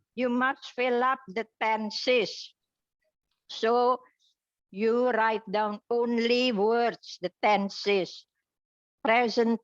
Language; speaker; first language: English; non-native, fluent; Indonesian